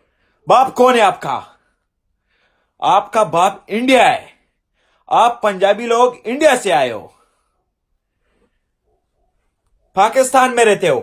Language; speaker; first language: Hindi; non-native, fluent; Pashto